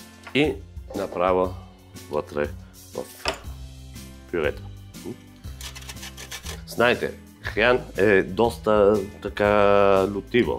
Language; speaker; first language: Bulgarian; non-native, fluent; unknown